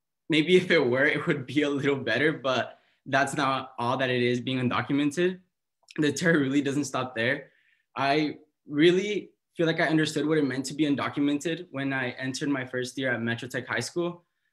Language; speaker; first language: English; early bilingual, other home language; Spanish